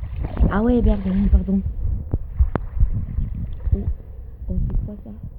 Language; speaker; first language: French; native; French